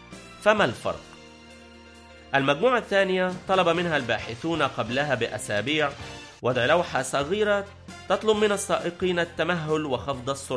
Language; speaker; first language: Arabic; native; Arabic